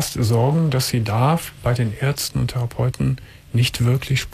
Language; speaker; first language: German; native; German